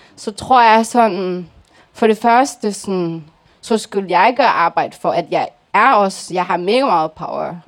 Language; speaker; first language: Danish; early bilingual, other home language; Japanese